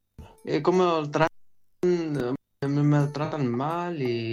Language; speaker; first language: Spanish; non-native, learner; Arabic